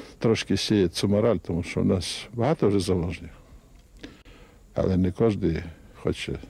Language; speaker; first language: Ukrainian; native; Ukrainian